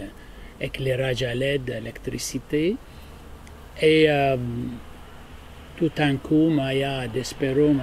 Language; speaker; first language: French; non-native, learner; Arabic